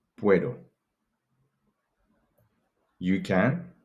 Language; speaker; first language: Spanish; non-native, fluent; English